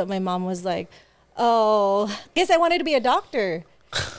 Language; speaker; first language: English; non-native, local second language; Hiligaynon